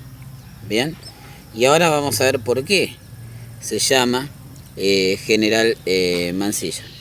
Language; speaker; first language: Spanish; native; Spanish